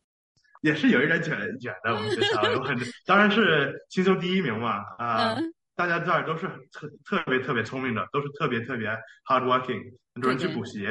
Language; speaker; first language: Chinese; early bilingual, heritage; Chinese